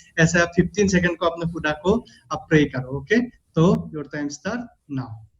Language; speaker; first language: Hindi; non-native, local second language; Assamese